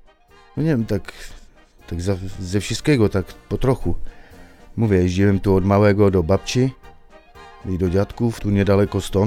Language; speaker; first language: Polish; early bilingual, heritage; Czech